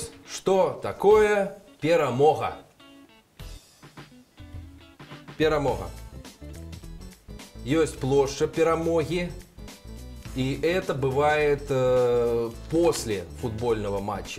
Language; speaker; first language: Russian; native; Russian